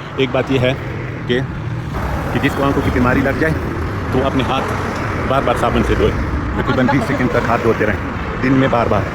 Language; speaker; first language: Urdu; non-native, local second language; Pashto